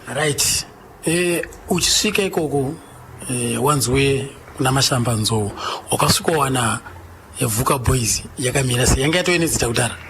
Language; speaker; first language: Shona; native; Shona